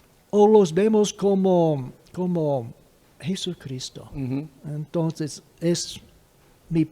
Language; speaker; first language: Spanish; non-native, fluent; English